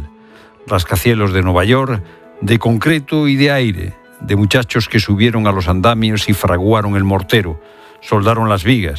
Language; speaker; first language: Spanish; native; Spanish